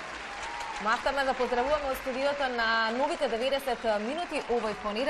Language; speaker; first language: Macedonian; native; Macedonian